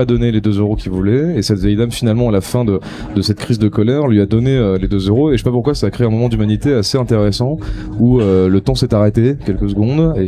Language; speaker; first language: French; native; French